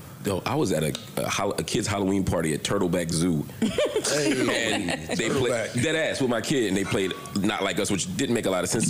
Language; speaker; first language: English; native; English